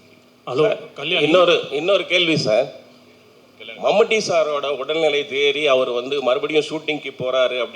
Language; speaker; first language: Tamil; native; Tamil